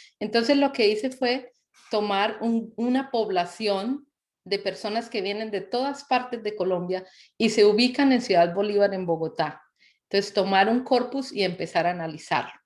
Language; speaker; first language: Spanish; native; Spanish